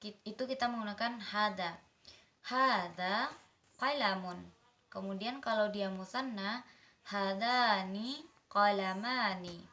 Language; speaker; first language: Indonesian; native; Indonesian